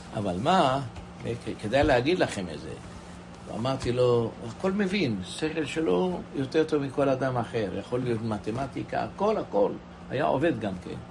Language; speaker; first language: Hebrew; non-native, fluent; Persian